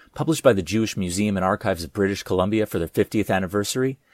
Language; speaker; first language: English; early bilingual, other home language; Polish